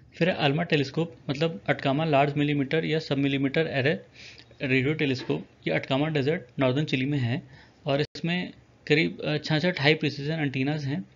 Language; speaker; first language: Hindi; native; Hindi